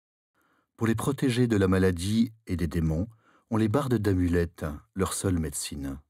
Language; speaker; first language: French; native; French